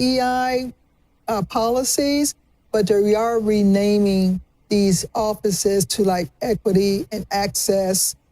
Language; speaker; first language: English; native; English